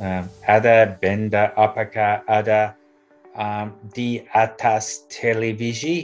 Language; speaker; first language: Indonesian; non-native, learner; English